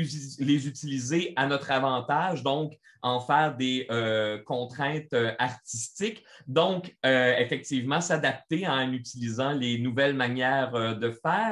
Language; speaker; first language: French; native; French